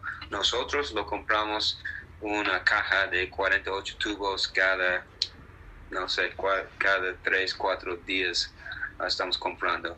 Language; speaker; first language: Spanish; non-native, fluent; English